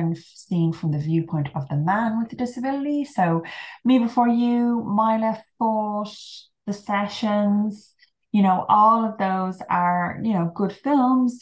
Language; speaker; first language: English; native; English